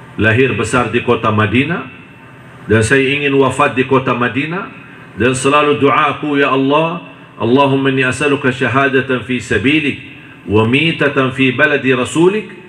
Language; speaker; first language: Indonesian; non-native, fluent; Arabic